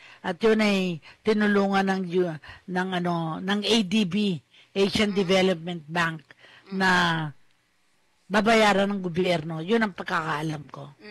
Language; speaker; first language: Filipino; native; Filipino